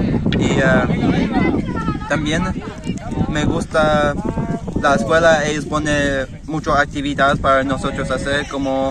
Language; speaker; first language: Spanish; non-native, learner; English